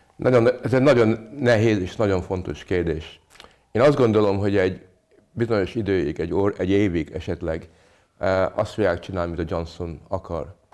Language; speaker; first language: Hungarian; early bilingual, other home language; English